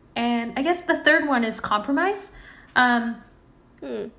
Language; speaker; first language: English; non-native, fluent; Indonesian